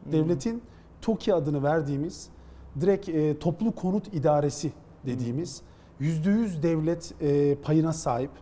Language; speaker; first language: Turkish; native; Turkish